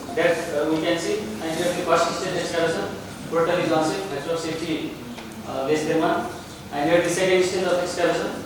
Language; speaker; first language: English; non-native, local second language; Nepali